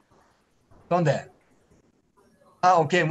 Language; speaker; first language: Spanish; non-native, learner; Korean